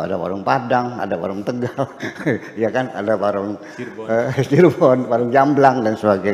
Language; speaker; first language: Indonesian; native; Indonesian